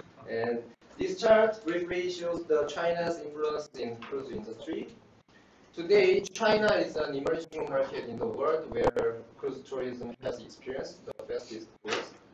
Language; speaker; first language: English; non-native, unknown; Korean